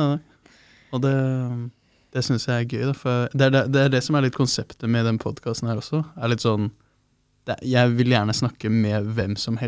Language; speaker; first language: Norwegian; native; Norwegian